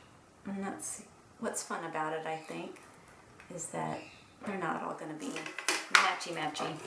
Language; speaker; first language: English; native; English